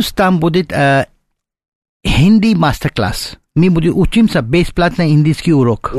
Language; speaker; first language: Russian; non-native, learner; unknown